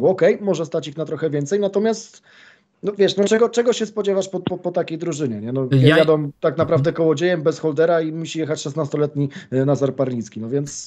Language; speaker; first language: Polish; native; Polish